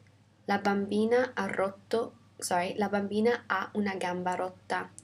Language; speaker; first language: Italian; non-native, fluent; English